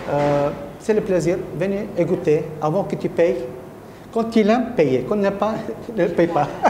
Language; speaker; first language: French; non-native, learner; Arabic